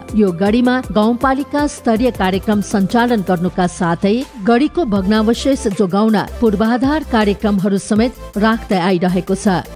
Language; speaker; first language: Nepali; native; Nepali